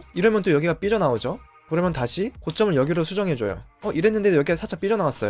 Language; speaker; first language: Korean; native; Korean